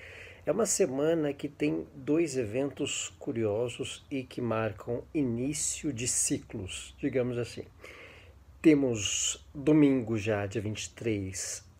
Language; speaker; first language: Portuguese; native; Portuguese